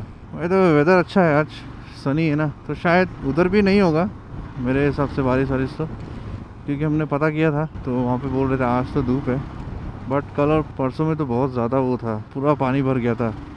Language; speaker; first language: Hindi; non-native, local second language; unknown